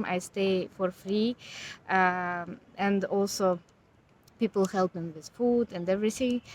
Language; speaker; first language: English; non-native, learner; Ukrainian